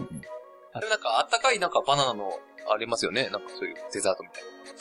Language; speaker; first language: Japanese; native; Japanese